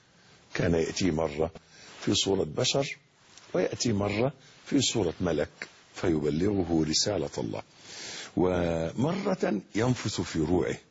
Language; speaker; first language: Arabic; native; Arabic